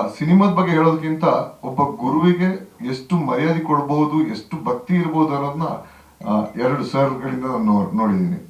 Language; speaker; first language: Kannada; non-native, local second language; Kodava